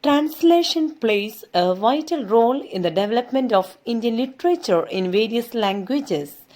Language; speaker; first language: English; non-native, local second language; Malayalam